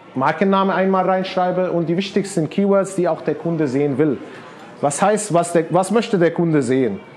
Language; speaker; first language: German; non-native, fluent; Arabic